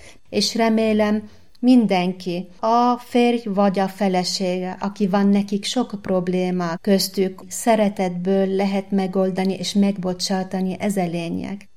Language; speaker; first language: Hungarian; non-native, fluent; Arabic